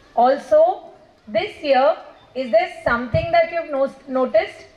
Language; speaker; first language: English; non-native, local second language; Marathi